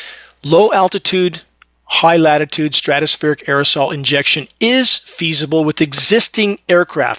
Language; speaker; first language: English; native; English